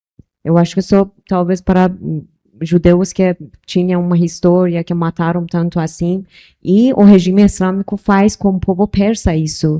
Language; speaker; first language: Portuguese; non-native, local second language; Persian